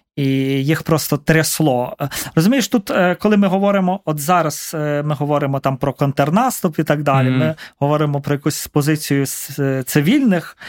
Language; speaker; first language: Ukrainian; native; Ukrainian